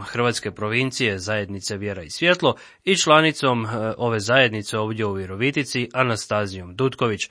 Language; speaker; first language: Serbian; native; Serbian